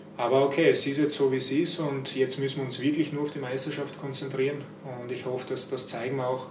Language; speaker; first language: German; early bilingual, other home language; Croatian